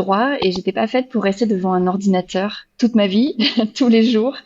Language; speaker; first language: French; native; French